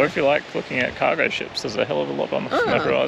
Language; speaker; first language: English; native; English